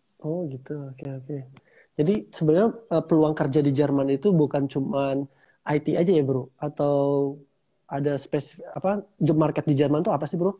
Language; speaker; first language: Indonesian; native; Indonesian